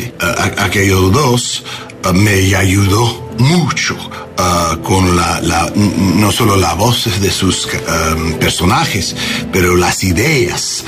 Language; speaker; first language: Spanish; non-native, learner; English